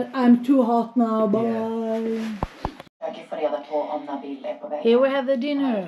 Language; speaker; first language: English; non-native, fluent; Swedish